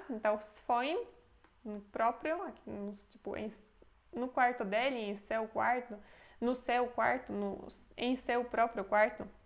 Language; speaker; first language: Portuguese; non-native, fluent; Polish